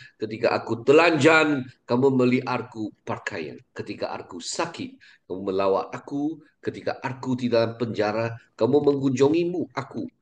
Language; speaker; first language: Malay; non-native, local second language; Chinese